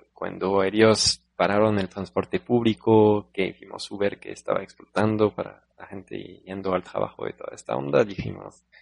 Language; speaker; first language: Spanish; non-native, fluent; French